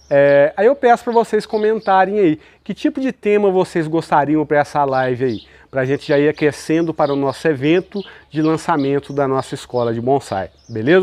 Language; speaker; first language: Portuguese; native; Portuguese